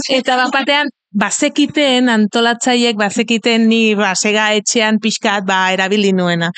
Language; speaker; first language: Basque; non-native, fluent; Catalan